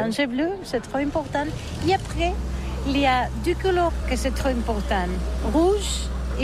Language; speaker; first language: French; non-native, learner; Catalan